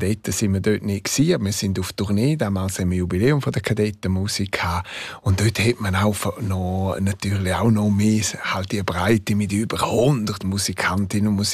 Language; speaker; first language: German; non-native, local second language; Romansh